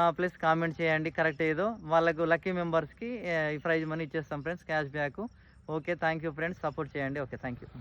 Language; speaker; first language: Telugu; native; Telugu